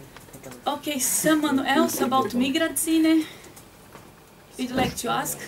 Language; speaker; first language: English; non-native, learner; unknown